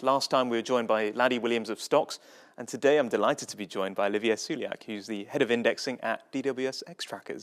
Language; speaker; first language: English; native; English